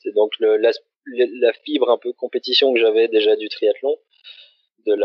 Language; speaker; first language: French; native; French